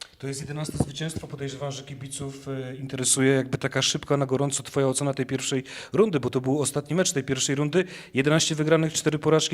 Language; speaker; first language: Polish; native; Polish